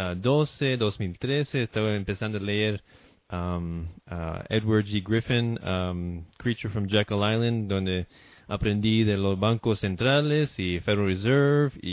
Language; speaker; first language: Spanish; non-native, fluent; English